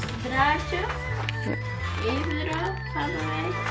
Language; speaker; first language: Dutch; non-native, learner; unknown